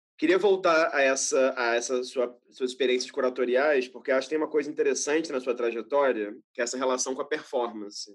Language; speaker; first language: Portuguese; native; Portuguese